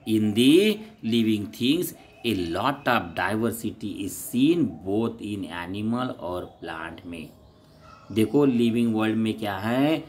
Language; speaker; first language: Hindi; non-native, local second language; Marathi